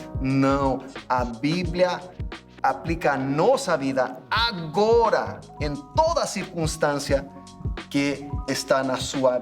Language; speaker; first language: Portuguese; non-native, fluent; English